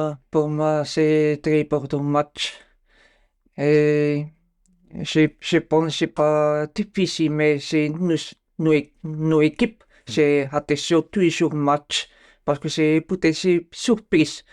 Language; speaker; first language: French; non-native, learner; Bulgarian